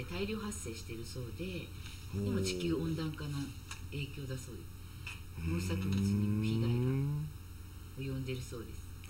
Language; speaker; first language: Japanese; native; Japanese